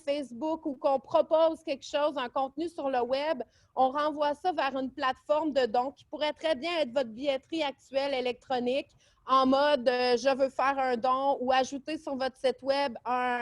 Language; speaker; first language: French; native; French